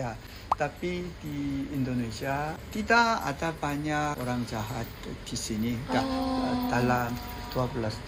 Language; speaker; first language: Indonesian; non-native, learner; Korean